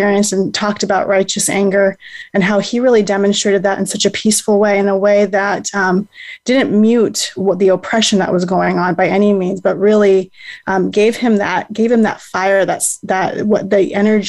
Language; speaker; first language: English; native; English